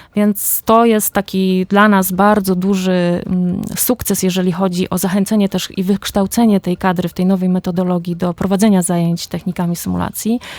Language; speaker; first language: Polish; native; Polish